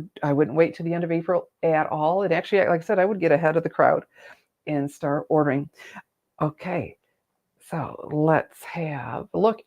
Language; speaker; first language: English; native; English